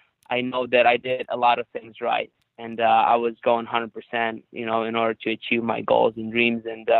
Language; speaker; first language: English; non-native, fluent; Ukrainian